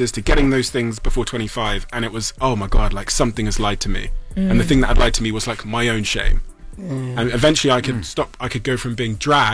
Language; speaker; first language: English; native; English